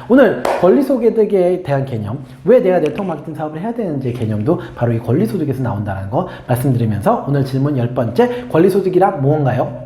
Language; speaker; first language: Korean; native; Korean